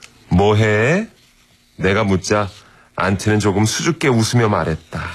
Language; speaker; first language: Korean; native; Korean